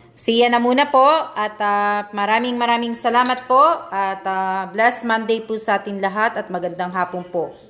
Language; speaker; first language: Filipino; native; Filipino